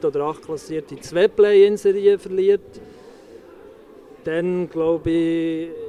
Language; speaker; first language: German; native; German